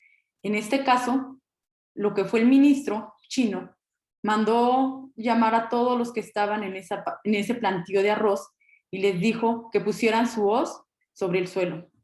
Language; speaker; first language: Spanish; native; Spanish